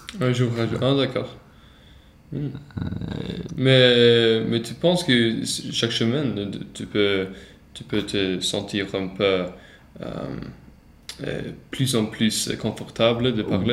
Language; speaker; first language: French; non-native, learner; Swedish